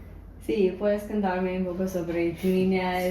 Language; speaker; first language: Spanish; non-native, learner; English